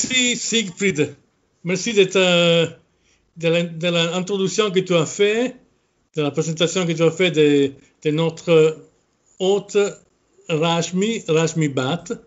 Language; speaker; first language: French; non-native, fluent; Italian